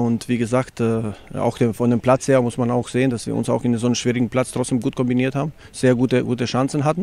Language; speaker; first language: German; non-native, fluent; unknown